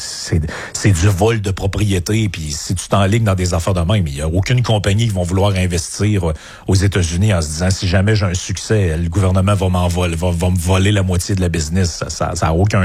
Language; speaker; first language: French; native; French